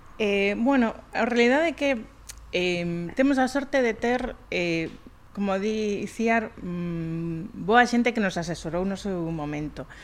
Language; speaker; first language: Galician; non-native, local second language; Spanish